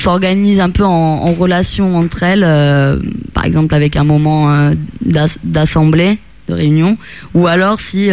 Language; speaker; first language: French; non-native, fluent; Italian